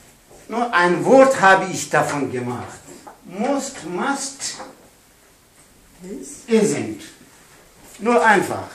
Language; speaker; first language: German; non-native, fluent; Pashto